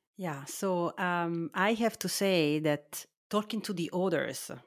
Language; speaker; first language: English; non-native, fluent; Italian